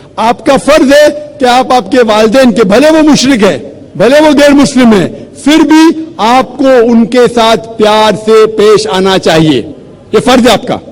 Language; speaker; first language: Urdu; non-native, local second language; Konkani